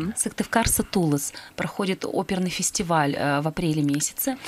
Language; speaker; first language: Russian; native; Russian